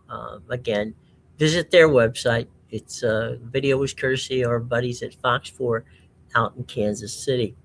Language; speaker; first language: English; native; English